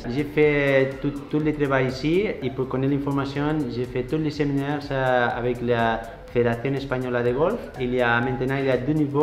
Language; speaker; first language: French; non-native, learner; Spanish